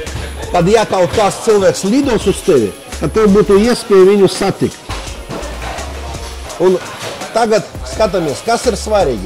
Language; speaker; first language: Latvian; non-native, local second language; Russian